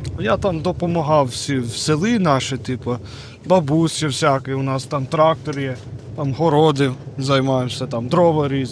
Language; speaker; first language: Ukrainian; non-native, learner; English